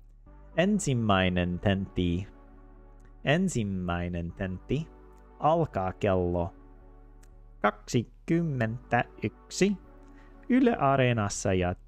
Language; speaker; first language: Finnish; non-native, learner; English